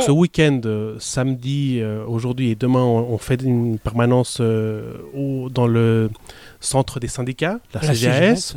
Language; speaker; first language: French; early bilingual, other home language; Spanish